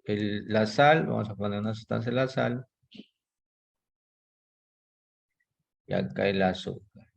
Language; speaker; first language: Spanish; native; Spanish